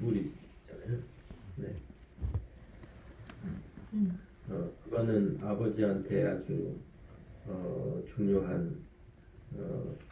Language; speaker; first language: Korean; early bilingual, heritage; French